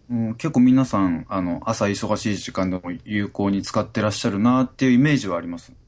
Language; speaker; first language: Japanese; native; Japanese